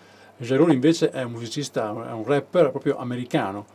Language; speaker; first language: Italian; native; Italian